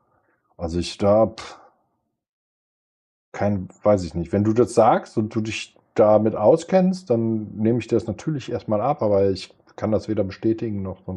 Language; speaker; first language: German; native; German